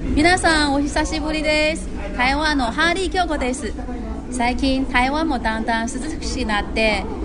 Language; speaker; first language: Japanese; non-native, fluent; Chinese